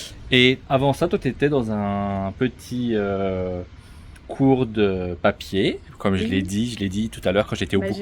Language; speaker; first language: French; native; French